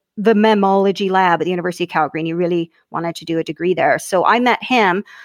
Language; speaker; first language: English; native; English